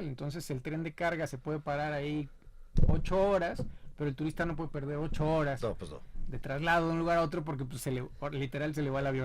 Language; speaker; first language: Spanish; native; Spanish